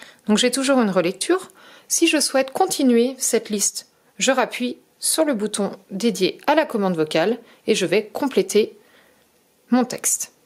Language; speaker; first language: French; native; French